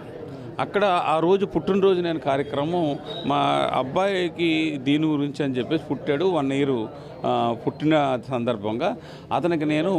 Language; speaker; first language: Telugu; native; Telugu